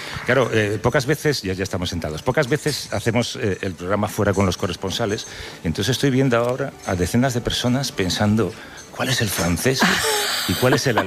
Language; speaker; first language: Spanish; native; Spanish